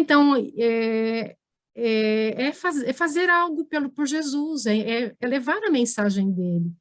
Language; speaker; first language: Portuguese; native; Portuguese